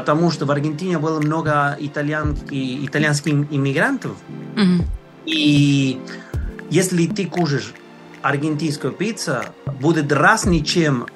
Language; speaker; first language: Russian; non-native, learner; Spanish